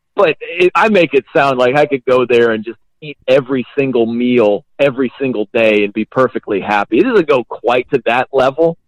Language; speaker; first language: English; native; English